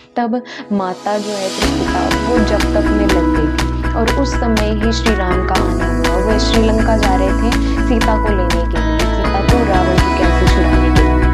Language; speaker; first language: Hindi; native; Hindi